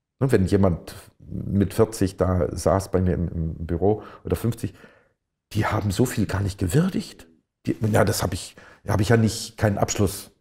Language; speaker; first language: German; native; German